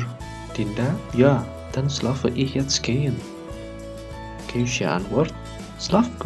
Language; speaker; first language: German; non-native, learner; Indonesian